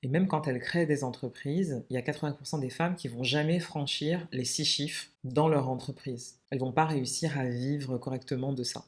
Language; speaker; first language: French; native; French